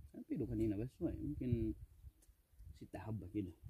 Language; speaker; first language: Arabic; non-native, learner; Indonesian